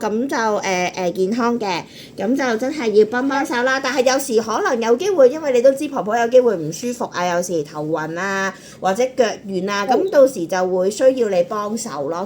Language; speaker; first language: Cantonese; native; Cantonese